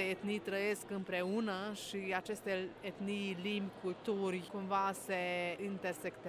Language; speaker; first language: Romanian; non-native, local second language; Hungarian